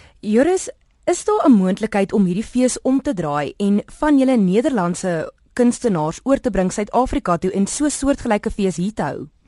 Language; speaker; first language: Afrikaans; native; Afrikaans